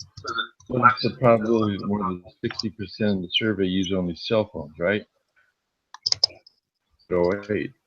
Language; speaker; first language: English; native; English